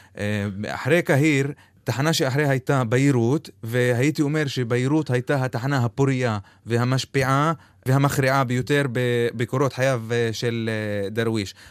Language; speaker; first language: Hebrew; non-native, local second language; Arabic